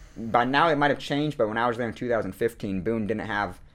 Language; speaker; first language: English; native; English